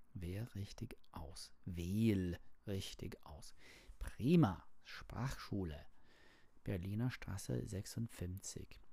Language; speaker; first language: German; non-native, learner; English